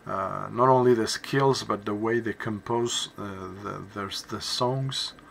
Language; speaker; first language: English; non-native, fluent; French